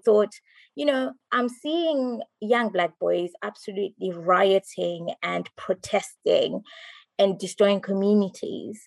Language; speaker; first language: English; non-native, local second language; Shona